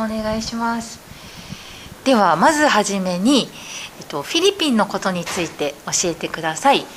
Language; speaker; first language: Japanese; native; Japanese